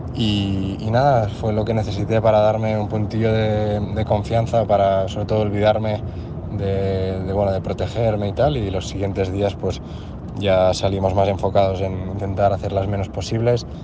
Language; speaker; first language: Spanish; native; Spanish